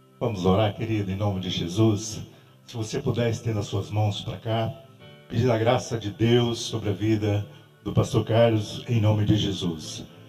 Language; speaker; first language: Portuguese; native; Portuguese